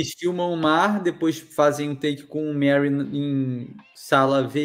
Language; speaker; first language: Portuguese; native; Portuguese